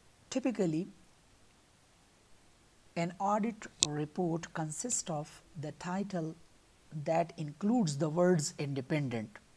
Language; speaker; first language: English; non-native, local second language; Pashto